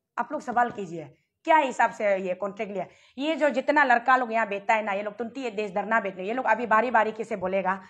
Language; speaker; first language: Hindi; non-native, local second language; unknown